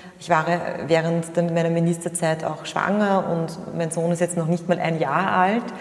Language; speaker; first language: German; native; German